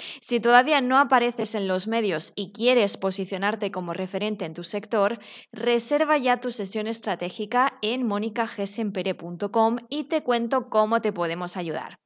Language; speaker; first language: Spanish; native; Spanish